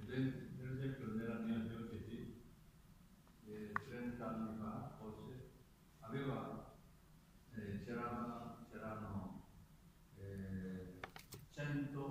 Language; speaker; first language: Italian; non-native, learner; Japanese